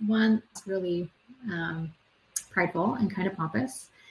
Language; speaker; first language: English; native; English